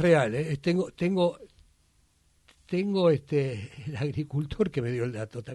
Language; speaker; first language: Spanish; native; Spanish